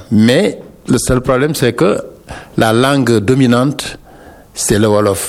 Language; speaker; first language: French; non-native, local second language; Wolof